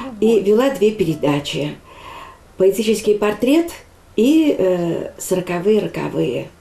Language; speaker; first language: Russian; non-native, local second language; Chuvash